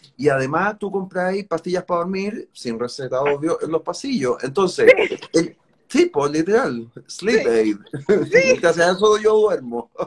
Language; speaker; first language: Spanish; native; Spanish